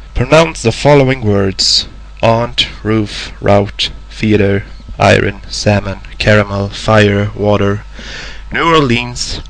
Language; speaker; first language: English; non-native, fluent; Swedish